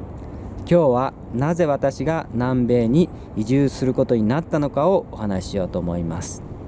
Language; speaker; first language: Japanese; non-native, fluent; Korean